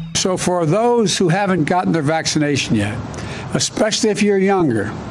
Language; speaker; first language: English; native; English